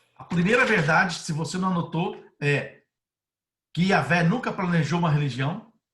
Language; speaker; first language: Portuguese; native; Portuguese